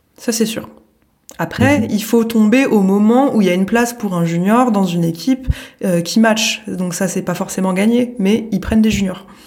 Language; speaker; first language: French; native; French